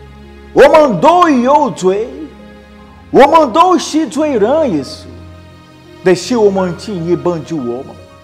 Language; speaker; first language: Chinese; non-native, learner; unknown